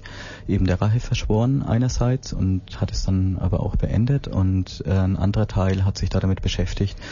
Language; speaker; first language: German; native; German